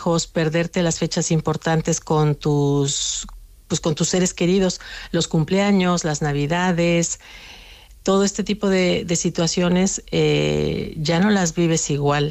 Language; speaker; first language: Spanish; native; Spanish